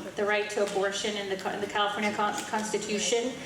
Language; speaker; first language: English; early bilingual, heritage; Spanish